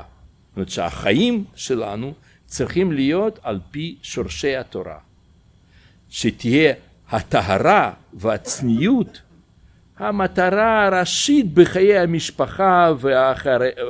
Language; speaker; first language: Hebrew; non-native, fluent; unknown